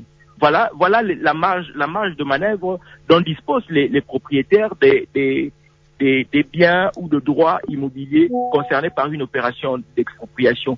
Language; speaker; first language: French; non-native, local second language; Lingala